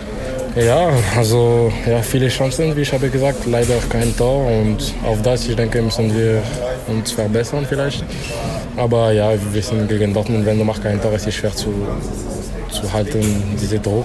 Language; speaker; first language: German; non-native, fluent; French